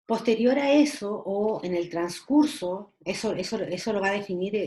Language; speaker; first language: Spanish; native; Spanish